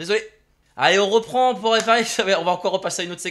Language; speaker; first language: French; native; French